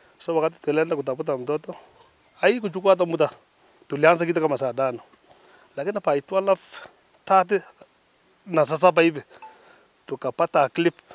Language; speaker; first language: Swahili; non-native, local second language; Kalenjin